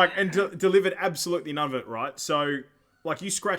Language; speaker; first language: English; native; English